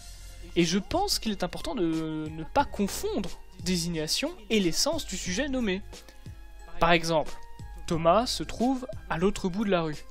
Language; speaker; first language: French; native; French